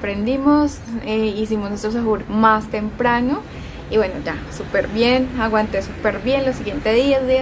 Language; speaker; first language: Spanish; native; Spanish